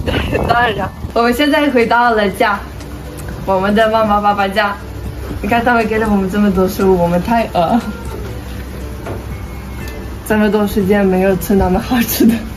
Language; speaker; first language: Chinese; non-native, learner; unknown